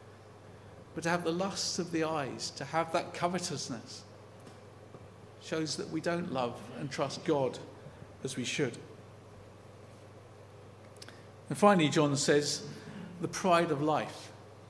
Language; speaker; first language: English; native; English